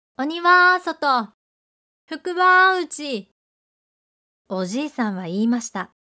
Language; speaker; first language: Japanese; native; Japanese